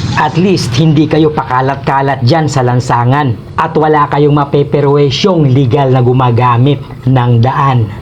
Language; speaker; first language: Filipino; non-native, local second language; Hiligaynon